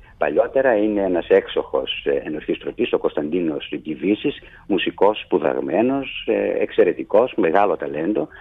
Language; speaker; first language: Greek; native; Greek